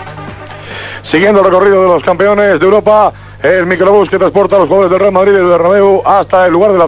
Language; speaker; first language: Spanish; native; Spanish